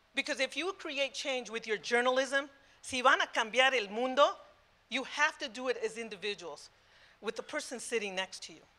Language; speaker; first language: English; early bilingual, other home language; Spanish